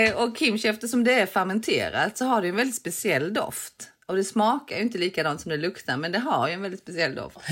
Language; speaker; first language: Swedish; early bilingual, other home language; Korean